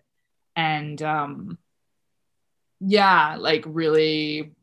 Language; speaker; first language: English; native; English